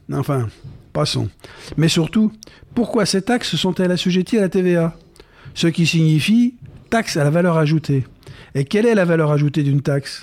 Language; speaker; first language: French; native; French